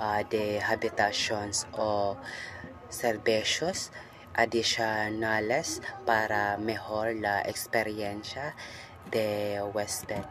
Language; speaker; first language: Spanish; non-native, learner; Cebuano